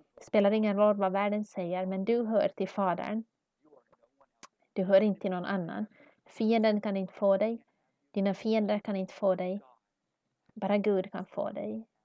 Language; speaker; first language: Swedish; non-native, learner; English